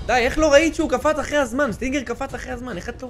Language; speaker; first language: Hebrew; native; Hebrew